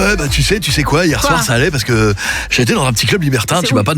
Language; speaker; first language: French; native; French